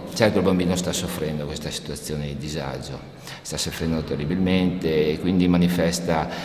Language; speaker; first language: Italian; native; Italian